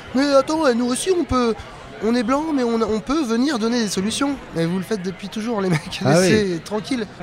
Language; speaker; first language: French; native; French